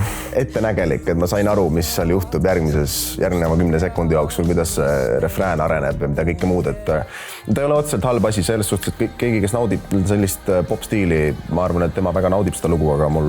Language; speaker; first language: Estonian; native; Estonian